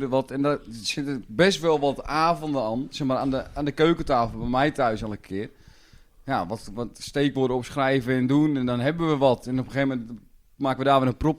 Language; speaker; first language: Dutch; native; Dutch